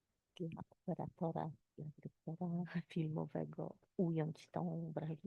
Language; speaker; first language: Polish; non-native, fluent; Spanish